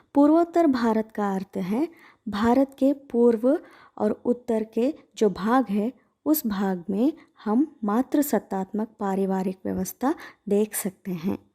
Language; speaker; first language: Hindi; non-native, local second language; Kannada